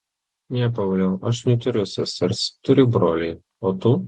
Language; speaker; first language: Lithuanian; non-native, learner; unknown